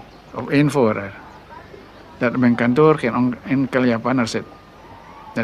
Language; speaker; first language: Dutch; non-native, local second language; Minangkabau